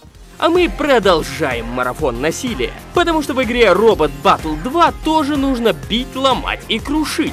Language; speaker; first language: Russian; native; Russian